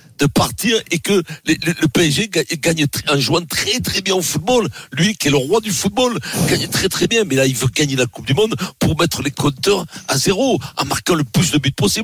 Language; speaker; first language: French; native; French